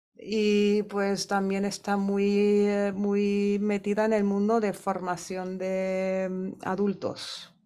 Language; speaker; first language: Spanish; non-native, fluent; German